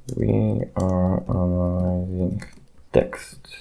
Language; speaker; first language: English; non-native, fluent; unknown